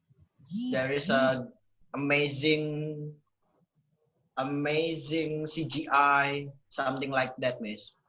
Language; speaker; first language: English; non-native, learner; Indonesian